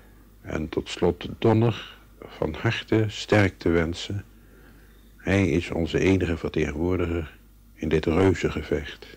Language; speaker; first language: Dutch; native; Dutch